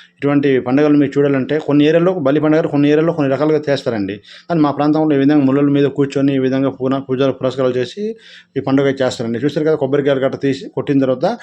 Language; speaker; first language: Telugu; non-native, local second language; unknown